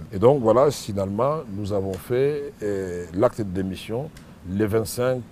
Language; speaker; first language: French; non-native, local second language; Swahili